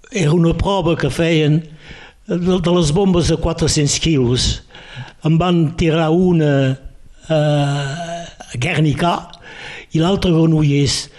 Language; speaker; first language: Catalan; native; Catalan